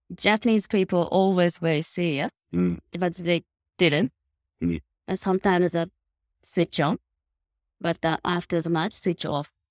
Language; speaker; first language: English; non-native, learner; Japanese